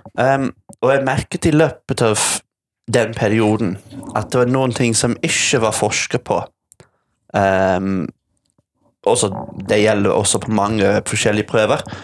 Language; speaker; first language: Norwegian; non-native, fluent; English